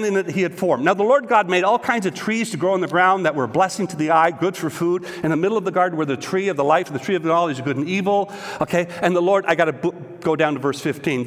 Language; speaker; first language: English; native; English